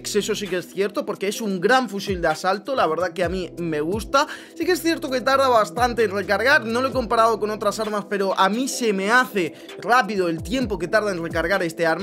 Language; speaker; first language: Spanish; native; Spanish